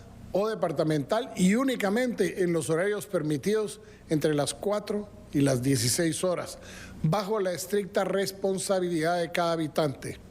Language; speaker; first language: Spanish; native; Spanish